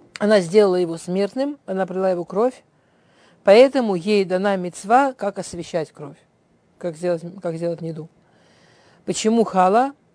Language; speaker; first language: Russian; early bilingual, heritage; Russian